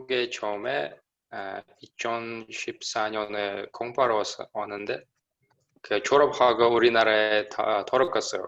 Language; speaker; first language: Korean; non-native, learner; Uzbek